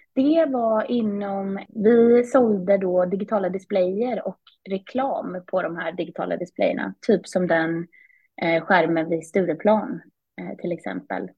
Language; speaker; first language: Swedish; native; Swedish